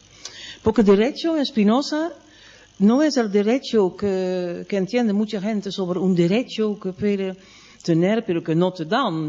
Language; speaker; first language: Spanish; non-native, fluent; Dutch